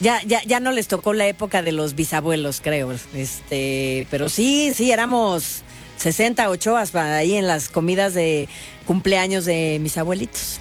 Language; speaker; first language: Spanish; native; Spanish